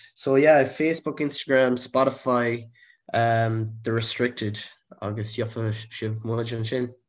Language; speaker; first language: Irish; non-native, local second language; English